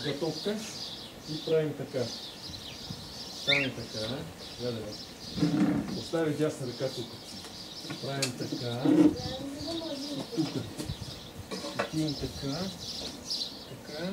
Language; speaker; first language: Bulgarian; non-native, learner; Russian